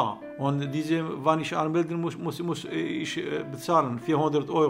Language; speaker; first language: German; non-native, learner; Kurdish